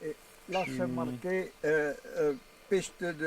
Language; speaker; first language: French; non-native, local second language; Dutch